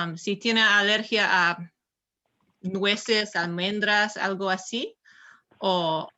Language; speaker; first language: Spanish; non-native, learner; English